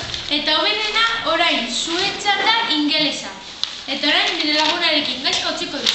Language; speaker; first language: Basque; non-native, local second language; Spanish